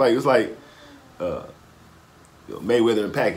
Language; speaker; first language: English; native; English